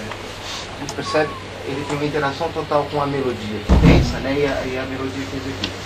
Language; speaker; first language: Portuguese; native; Portuguese